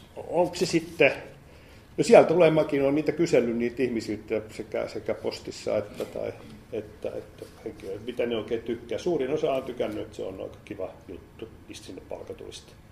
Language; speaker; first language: Finnish; native; Finnish